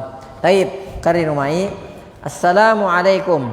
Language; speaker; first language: Arabic; non-native, fluent; Indonesian